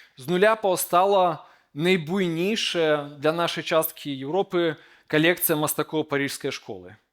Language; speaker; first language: Belarusian; native; Belarusian